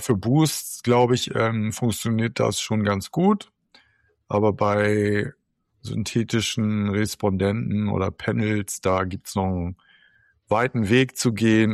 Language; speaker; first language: German; native; German